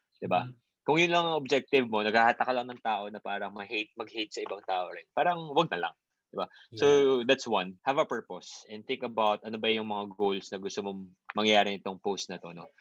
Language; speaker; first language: Filipino; non-native, local second language; Bikol